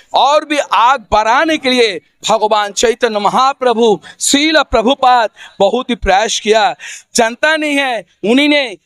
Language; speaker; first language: Hindi; non-native, fluent; Bangla